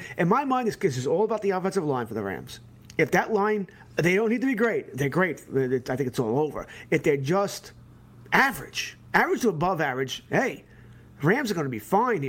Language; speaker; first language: English; native; English